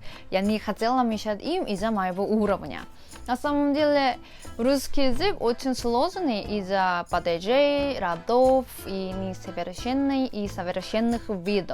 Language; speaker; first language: Russian; non-native, fluent; Korean